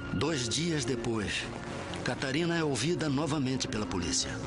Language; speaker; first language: Portuguese; native; Portuguese